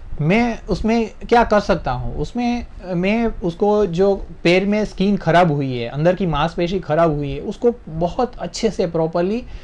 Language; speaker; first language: Hindi; non-native, local second language; Gujarati